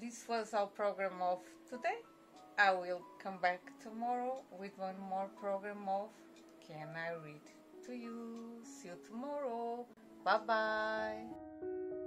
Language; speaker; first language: English; non-native, fluent; Portuguese